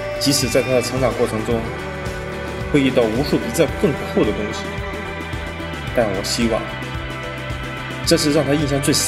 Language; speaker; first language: Chinese; native; Chinese